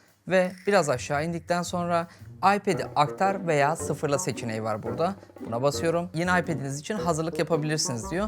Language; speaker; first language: Turkish; native; Turkish